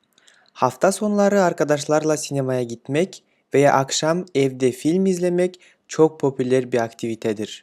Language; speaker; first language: Turkish; non-native, fluent; Kyrgyz